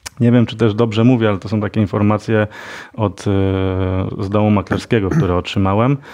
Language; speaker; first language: Polish; native; Polish